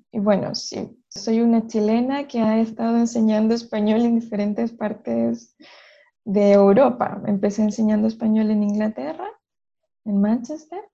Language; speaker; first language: Spanish; native; Spanish